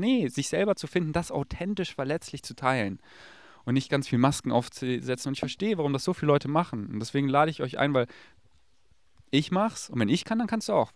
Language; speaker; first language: German; native; German